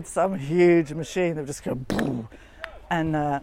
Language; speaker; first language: English; native; English